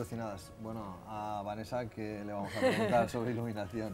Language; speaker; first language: Spanish; native; Spanish